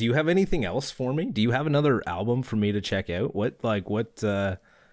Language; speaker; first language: English; native; English